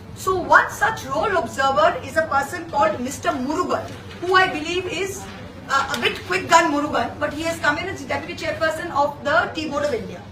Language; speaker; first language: English; non-native, local second language; Bangla